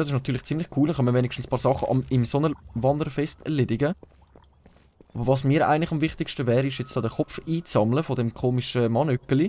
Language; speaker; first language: German; native; German